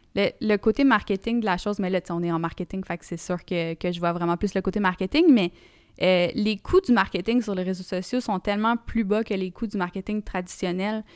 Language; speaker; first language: French; native; French